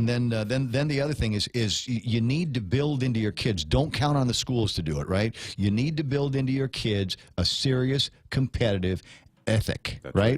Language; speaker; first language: English; native; English